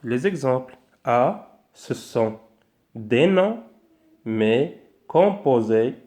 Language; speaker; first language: French; non-native, local second language; Arabic